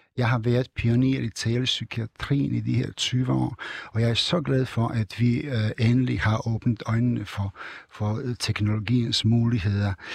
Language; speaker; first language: Danish; non-native, fluent; Serbian